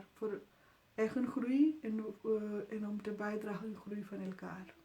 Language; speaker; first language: Dutch; non-native, fluent; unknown